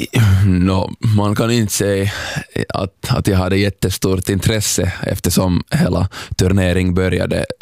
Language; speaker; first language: Swedish; non-native, fluent; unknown